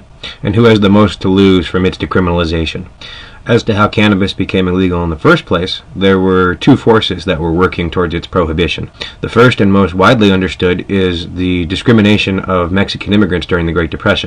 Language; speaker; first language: English; native; English